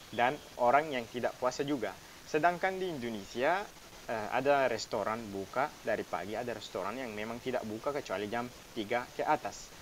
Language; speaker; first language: Indonesian; non-native, fluent; Arabic